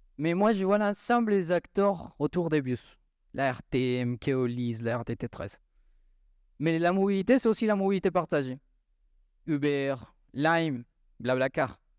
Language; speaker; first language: French; non-native, fluent; Spanish